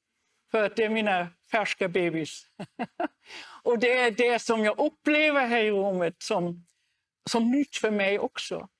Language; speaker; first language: Swedish; non-native, fluent; German